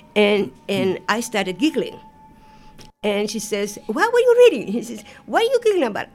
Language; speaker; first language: English; non-native, fluent; Spanish